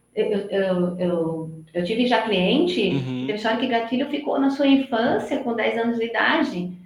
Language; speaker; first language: Portuguese; native; Portuguese